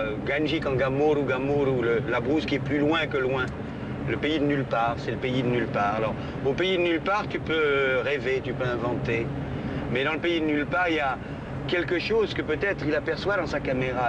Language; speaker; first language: French; native; French